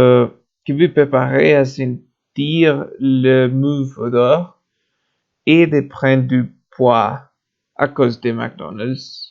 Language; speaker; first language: French; non-native, learner; Spanish